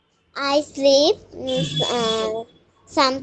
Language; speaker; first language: English; non-native, learner; Bangla